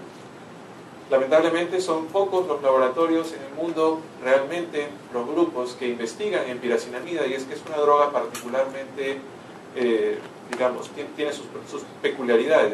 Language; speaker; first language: Spanish; native; Spanish